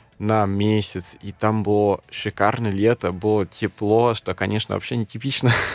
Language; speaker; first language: Russian; non-native, fluent; German